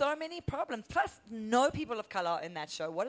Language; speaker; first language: English; native; English